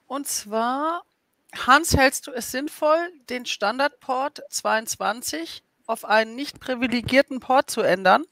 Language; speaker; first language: German; native; German